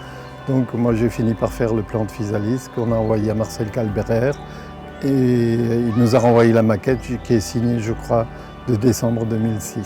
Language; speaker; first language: French; native; French